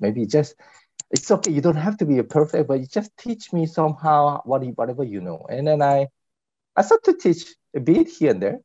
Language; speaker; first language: English; non-native, fluent; Korean